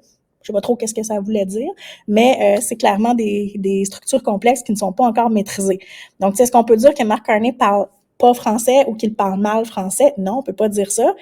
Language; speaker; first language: French; native; French